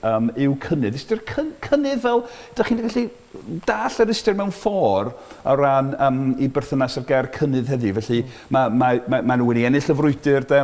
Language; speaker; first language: Welsh; non-native, fluent; English